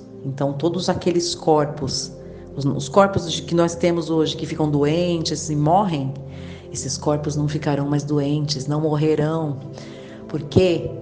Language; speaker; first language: Portuguese; native; Portuguese